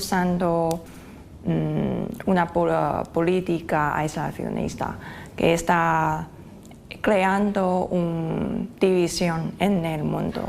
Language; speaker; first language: Spanish; non-native, fluent; Chinese